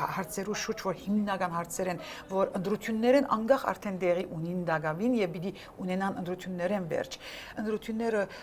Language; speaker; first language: Armenian; early bilingual, heritage; Armenian